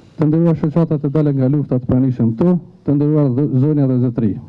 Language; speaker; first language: Albanian; native; Albanian